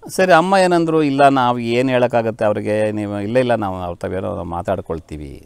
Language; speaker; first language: Kannada; native; Kannada